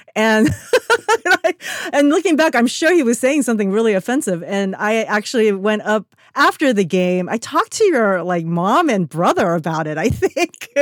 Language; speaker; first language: English; native; English